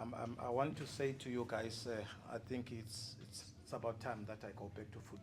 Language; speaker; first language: English; non-native, local second language; Zulu